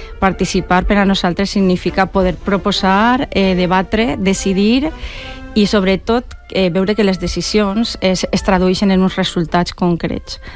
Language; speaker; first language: Catalan; native; Catalan